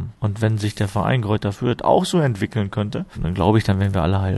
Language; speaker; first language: German; native; German